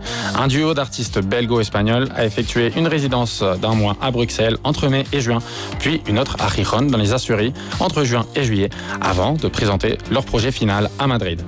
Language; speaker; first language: French; non-native, fluent; Spanish